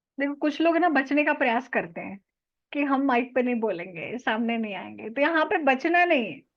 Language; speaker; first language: Hindi; native; Hindi